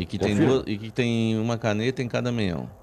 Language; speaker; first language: Portuguese; native; Portuguese